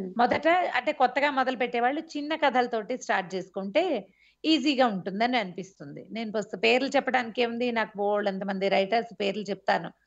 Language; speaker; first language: Telugu; native; Telugu